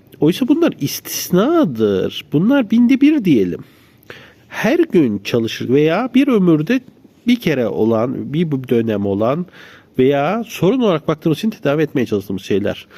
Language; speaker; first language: Turkish; native; Turkish